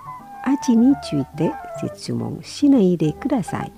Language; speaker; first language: Japanese; non-native, fluent; Indonesian